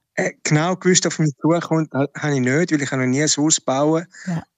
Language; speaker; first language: German; native; German